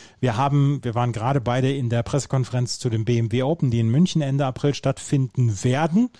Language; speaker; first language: German; native; German